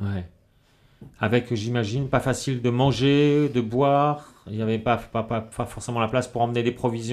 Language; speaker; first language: French; native; French